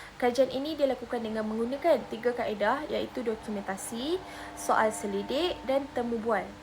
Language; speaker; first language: Malay; native; Malay